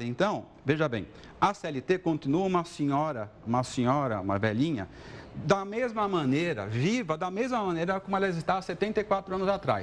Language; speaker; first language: Portuguese; native; Portuguese